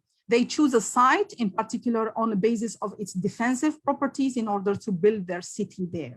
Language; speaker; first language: English; non-native, local second language; Arabic